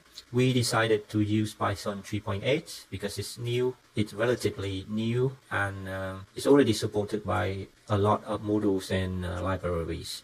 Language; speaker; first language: English; non-native, fluent; Vietnamese